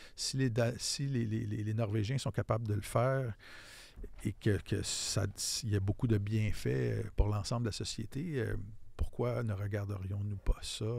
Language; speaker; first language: French; native; French